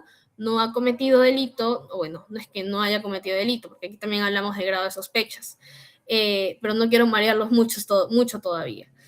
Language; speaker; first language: Spanish; native; Spanish